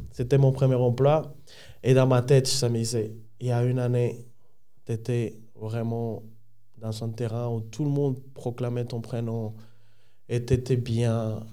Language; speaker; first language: French; non-native, fluent; Spanish